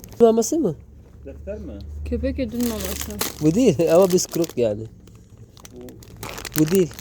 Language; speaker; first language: Turkish; non-native, learner; Filipino